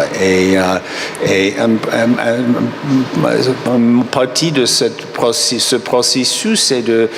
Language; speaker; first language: French; non-native, fluent; English